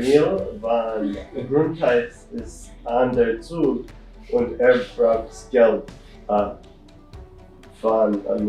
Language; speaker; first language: German; non-native, learner; English